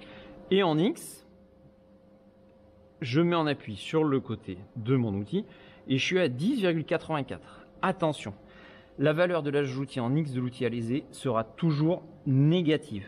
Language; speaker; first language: French; native; French